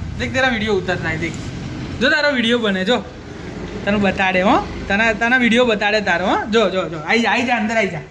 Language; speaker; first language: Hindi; non-native, local second language; Marathi